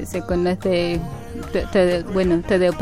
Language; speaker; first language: Spanish; non-native, fluent; Ganda